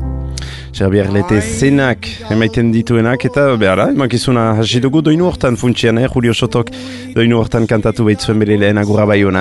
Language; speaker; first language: Basque; native; Basque